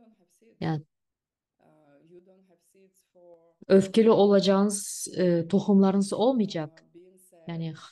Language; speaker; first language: Turkish; non-native, fluent; Russian